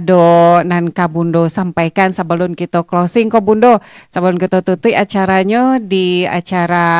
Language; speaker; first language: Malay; non-native, local second language; Minangkabau